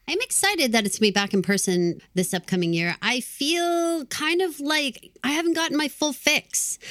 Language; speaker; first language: English; native; English